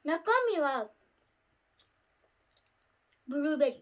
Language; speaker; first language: Japanese; early bilingual, other home language; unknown